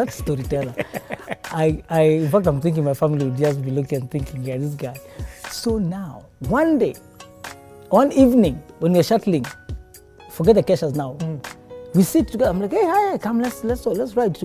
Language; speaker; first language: English; non-native, local second language; Kikuyu